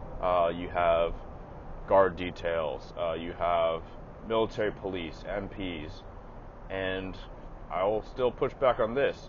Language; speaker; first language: English; native; English